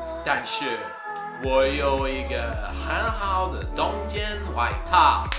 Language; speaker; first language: Chinese; non-native, learner; French